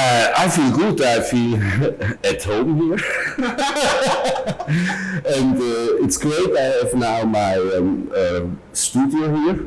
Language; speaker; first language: English; non-native, learner; German